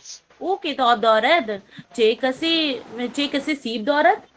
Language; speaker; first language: Persian; non-native, learner; Urdu